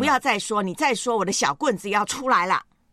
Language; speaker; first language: Chinese; native; Chinese